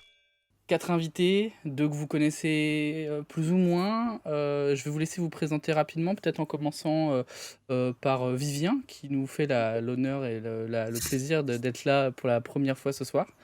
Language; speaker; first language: French; native; French